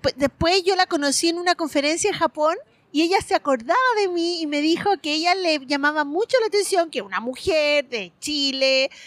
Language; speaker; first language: Spanish; native; Spanish